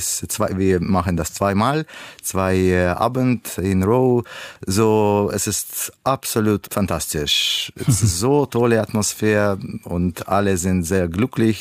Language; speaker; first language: German; non-native, learner; Russian